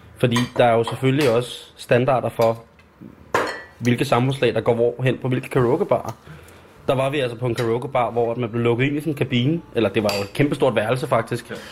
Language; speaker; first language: Danish; native; Danish